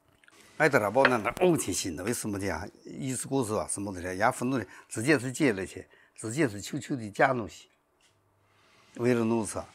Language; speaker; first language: Russian; non-native, learner; Chinese